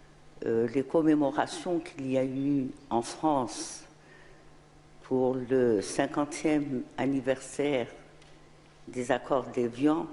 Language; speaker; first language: French; non-native, local second language; Arabic